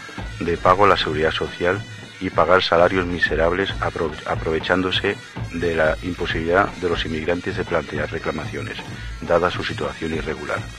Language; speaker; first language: Spanish; native; Spanish